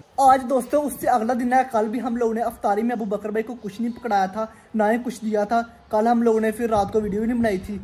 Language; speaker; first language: Urdu; non-native, local second language; Punjabi